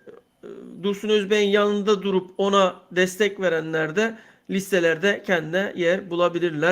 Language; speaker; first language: Turkish; native; Turkish